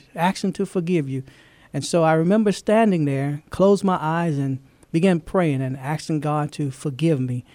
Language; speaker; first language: English; native; English